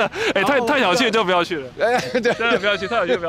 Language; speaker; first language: Chinese; native; Chinese